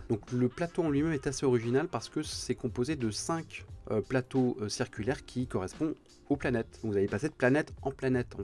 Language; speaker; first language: French; native; French